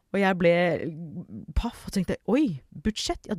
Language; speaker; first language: Norwegian; early bilingual, other home language; English